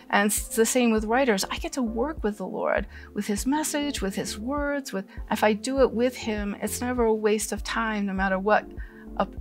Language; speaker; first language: English; native; English